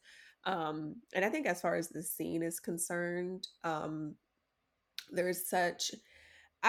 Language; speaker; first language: English; native; English